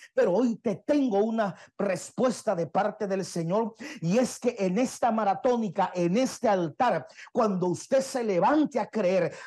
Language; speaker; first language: Spanish; native; Spanish